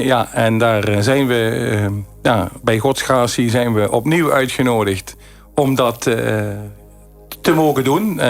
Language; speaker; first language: Dutch; native; Dutch